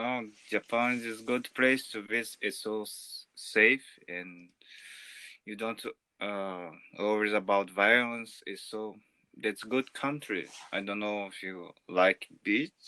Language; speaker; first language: English; non-native, learner; Portuguese